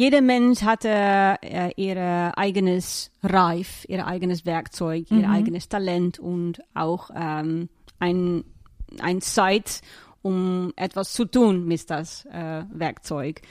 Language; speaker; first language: German; non-native, learner; Dutch